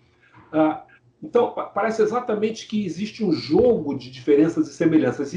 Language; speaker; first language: Portuguese; native; Portuguese